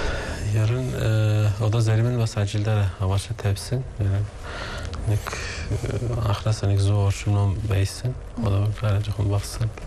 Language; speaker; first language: Mongolian; non-native, fluent; Turkish